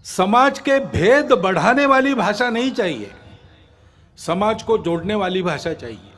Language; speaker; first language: Hindi; non-native, local second language; Marathi